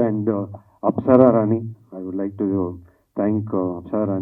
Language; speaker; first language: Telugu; non-native, learner; Kannada